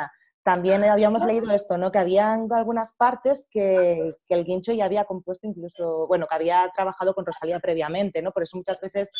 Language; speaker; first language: Spanish; native; Spanish